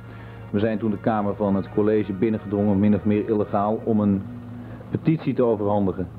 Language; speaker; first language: Dutch; native; Dutch